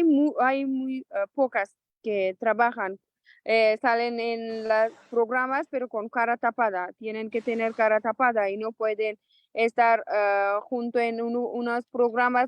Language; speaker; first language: Spanish; non-native, local second language; Persian